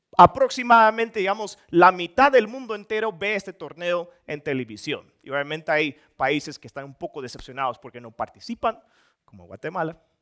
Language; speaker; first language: Spanish; non-native, fluent; Dutch